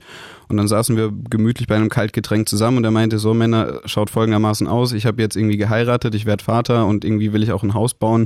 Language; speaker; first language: German; native; German